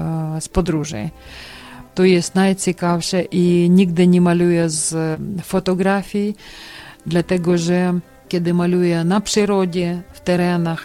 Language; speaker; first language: Polish; non-native, learner; Ukrainian